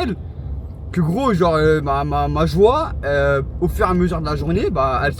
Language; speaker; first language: French; native; French